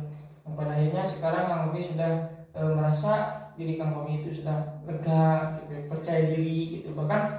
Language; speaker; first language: Indonesian; native; Indonesian